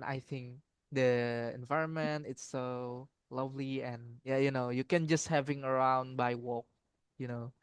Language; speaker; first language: English; non-native, learner; Indonesian